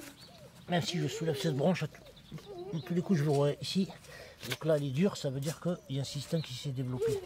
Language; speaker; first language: French; native; French